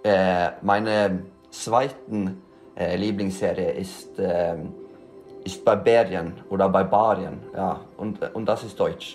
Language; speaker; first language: German; non-native, learner; Norwegian